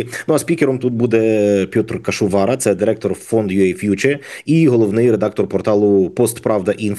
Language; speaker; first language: Ukrainian; native; Ukrainian